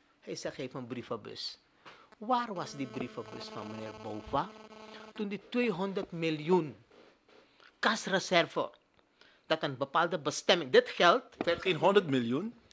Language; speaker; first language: Dutch; native; Dutch